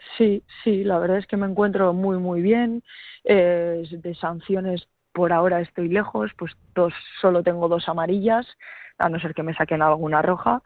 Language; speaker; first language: Spanish; native; Spanish